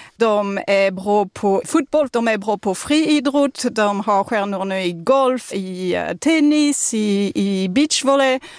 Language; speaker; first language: Swedish; non-native, fluent; French